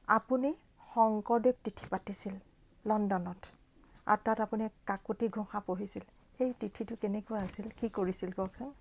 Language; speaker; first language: Assamese; native; Assamese